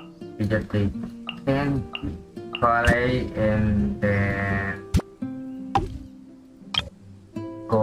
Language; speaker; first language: English; non-native, learner; Indonesian